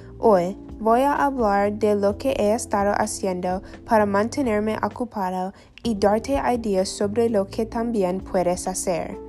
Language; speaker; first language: Spanish; non-native, learner; English